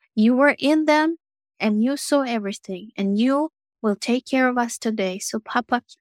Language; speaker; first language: English; non-native, fluent; Russian